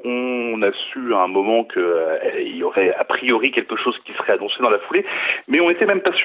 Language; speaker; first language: French; native; French